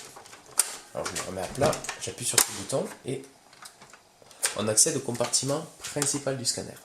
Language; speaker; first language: French; native; French